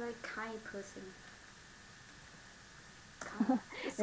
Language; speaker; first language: English; non-native, learner; Vietnamese